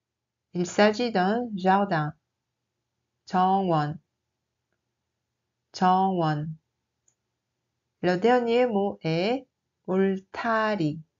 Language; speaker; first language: French; non-native, fluent; Korean